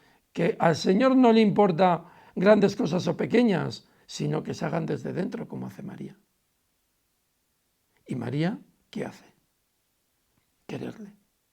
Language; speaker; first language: Spanish; native; Spanish